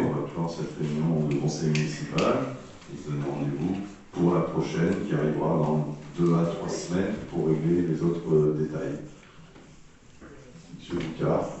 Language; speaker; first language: French; native; French